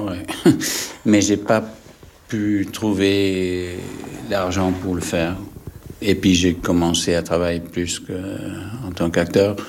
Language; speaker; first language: French; non-native, fluent; English